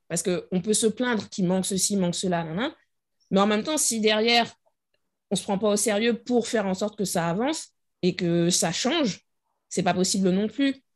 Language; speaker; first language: French; native; French